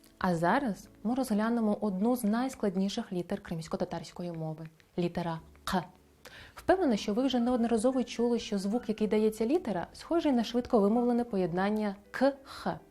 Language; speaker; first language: Ukrainian; non-native, local second language; Crimean Tatar